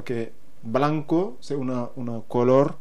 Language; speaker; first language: Spanish; non-native, learner; Wolof